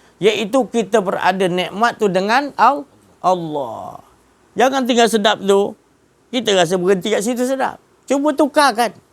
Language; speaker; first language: Malay; native; Malay